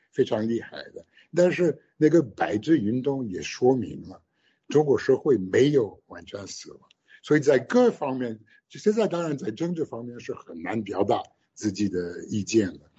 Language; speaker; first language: Chinese; non-native, fluent; French